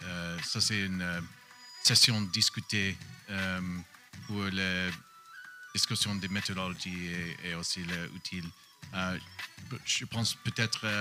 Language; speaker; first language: French; non-native, learner; English